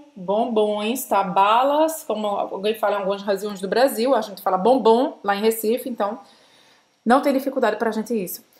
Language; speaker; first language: Portuguese; native; Portuguese